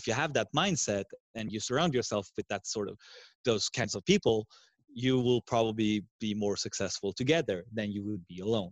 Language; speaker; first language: English; non-native, fluent; Swedish